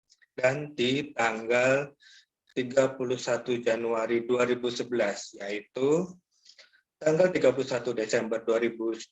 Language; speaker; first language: Indonesian; native; Indonesian